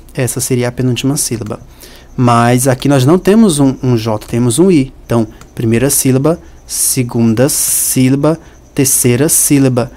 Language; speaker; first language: Portuguese; native; Portuguese